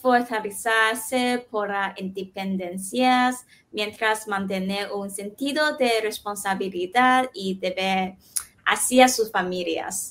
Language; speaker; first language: Spanish; non-native, fluent; Chinese